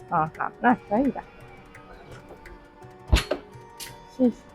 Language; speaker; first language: Chinese; non-native, fluent; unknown